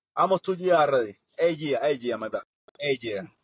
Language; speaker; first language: English; non-native, learner; Spanish